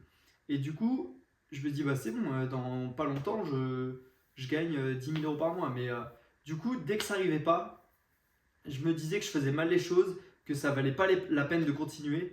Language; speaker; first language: French; native; French